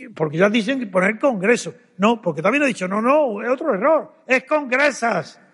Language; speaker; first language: Spanish; native; Spanish